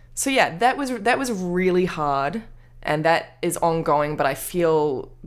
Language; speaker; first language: English; native; English